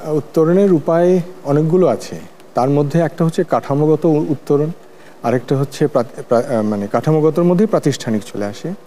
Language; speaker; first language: Bangla; native; Bangla